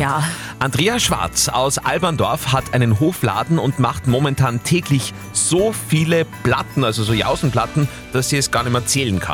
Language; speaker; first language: German; native; German